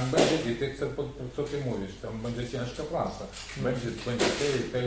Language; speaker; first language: Polish; non-native, learner; Russian